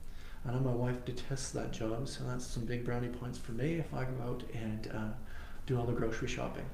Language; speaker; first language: English; native; English